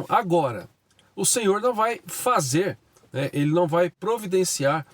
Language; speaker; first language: Portuguese; native; Portuguese